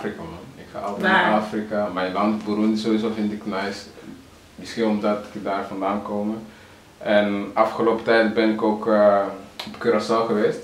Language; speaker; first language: Dutch; early bilingual, other home language; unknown